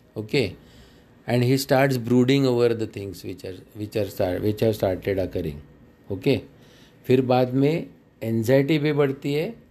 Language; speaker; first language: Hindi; non-native, local second language; Marathi